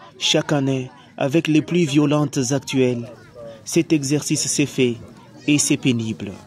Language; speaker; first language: French; non-native, local second language; Luba-Lulua